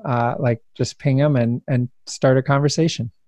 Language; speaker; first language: English; native; English